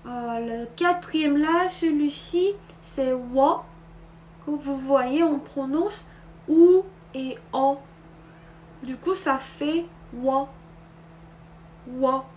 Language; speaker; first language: French; non-native, fluent; Korean